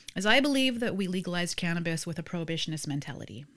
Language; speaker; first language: English; native; English